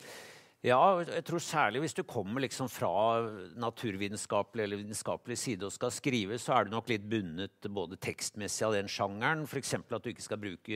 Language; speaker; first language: Norwegian; native; Norwegian